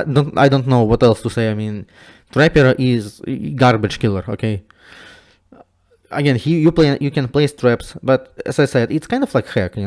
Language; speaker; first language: English; non-native, fluent; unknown